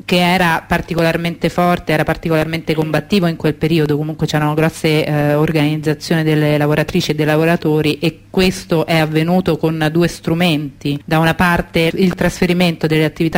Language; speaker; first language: Italian; native; Italian